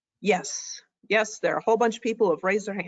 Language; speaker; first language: English; native; English